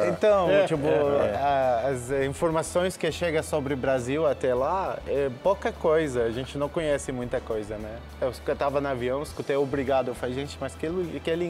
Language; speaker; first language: Portuguese; non-native, fluent; Arabic